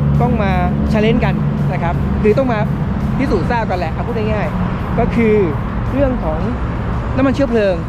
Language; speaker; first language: Thai; native; Thai